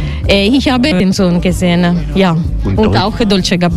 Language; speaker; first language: German; non-native, learner; Italian